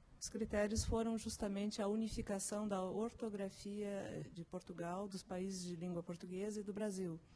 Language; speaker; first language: Portuguese; native; Portuguese